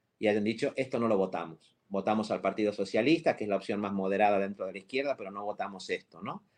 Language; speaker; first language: Spanish; native; Spanish